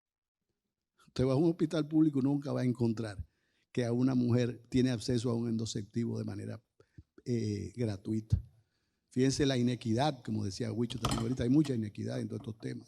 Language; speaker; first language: Spanish; native; Spanish